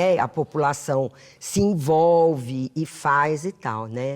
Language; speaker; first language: Portuguese; native; Portuguese